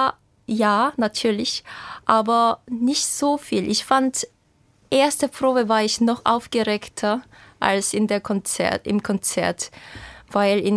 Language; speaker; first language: German; non-native, fluent; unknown